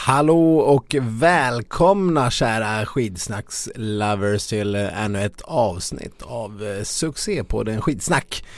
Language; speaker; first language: Swedish; native; Swedish